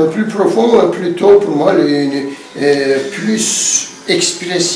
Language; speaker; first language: French; non-native, fluent; Turkish